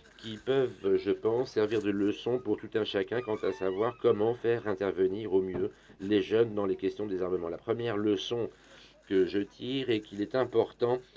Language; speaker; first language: French; non-native, fluent; German